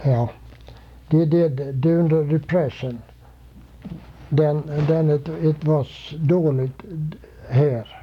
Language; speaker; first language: English; non-native, fluent; Swedish